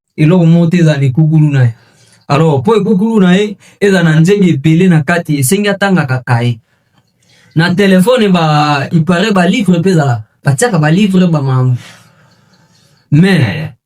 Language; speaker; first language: Lingala; native; Lingala